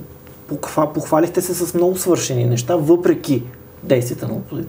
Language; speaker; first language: Bulgarian; native; Bulgarian